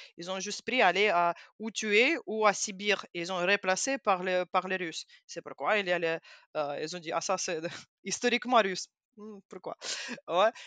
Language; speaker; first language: French; non-native, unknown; Russian